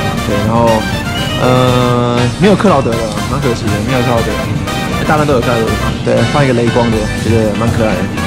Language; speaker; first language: Chinese; native; Chinese